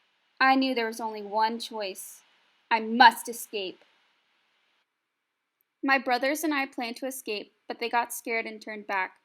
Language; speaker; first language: English; native; English